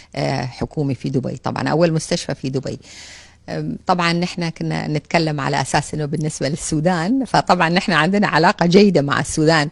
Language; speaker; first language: Arabic; native; Arabic